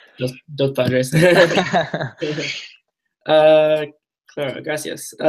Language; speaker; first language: Spanish; non-native, learner; English